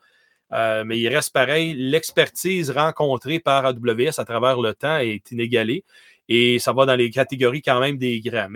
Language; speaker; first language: French; native; French